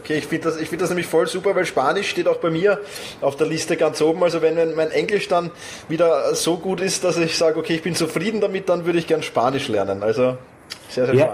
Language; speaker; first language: German; native; German